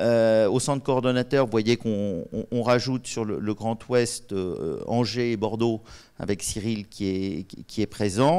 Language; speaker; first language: French; native; French